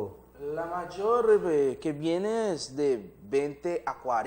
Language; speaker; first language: Spanish; non-native, learner; Haitian Creole